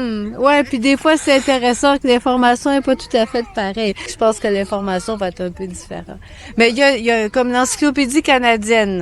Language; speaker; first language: French; native; French